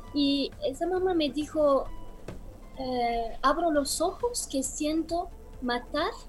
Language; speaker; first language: Spanish; non-native, fluent; Romanian